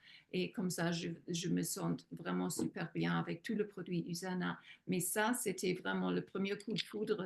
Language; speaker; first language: French; non-native, fluent; German